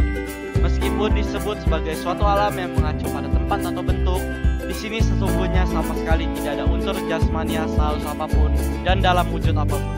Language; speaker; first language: Indonesian; native; Indonesian